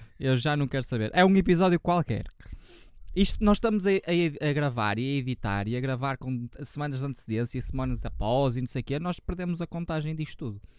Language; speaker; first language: Portuguese; native; Portuguese